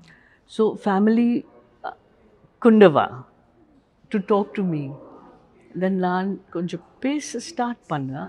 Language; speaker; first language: Tamil; non-native, learner; Hindi